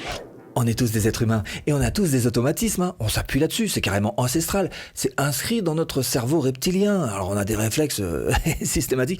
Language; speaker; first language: French; native; French